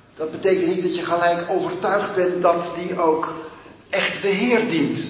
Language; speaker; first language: Dutch; native; Dutch